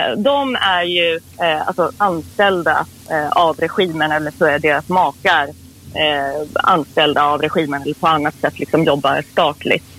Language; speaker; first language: Swedish; early bilingual, other home language; Persian